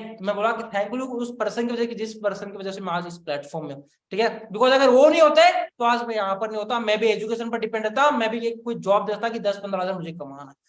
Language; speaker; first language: Hindi; non-native, local second language; Marathi